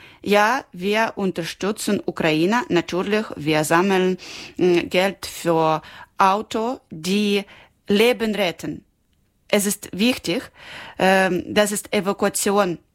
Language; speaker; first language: German; non-native, learner; Ukrainian